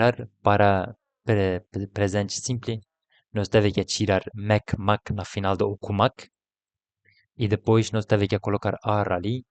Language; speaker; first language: Portuguese; non-native, learner; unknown